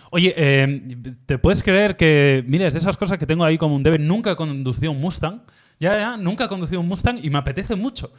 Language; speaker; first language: Spanish; native; Spanish